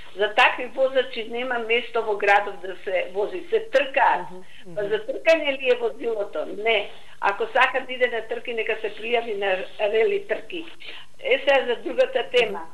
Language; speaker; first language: Macedonian; native; Macedonian